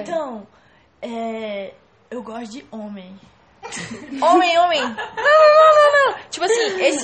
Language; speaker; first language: Portuguese; native; Portuguese